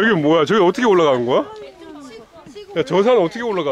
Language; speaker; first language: Korean; native; Korean